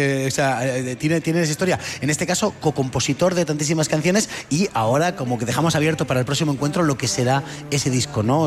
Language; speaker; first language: Spanish; native; Spanish